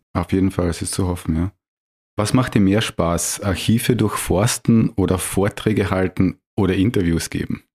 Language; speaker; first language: German; native; German